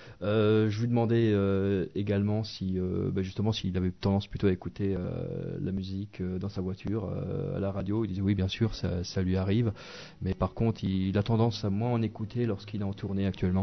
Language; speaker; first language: French; native; French